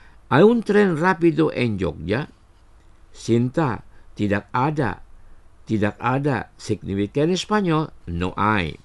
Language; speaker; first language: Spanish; non-native, fluent; Indonesian